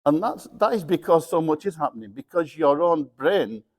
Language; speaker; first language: English; early bilingual, other home language; Punjabi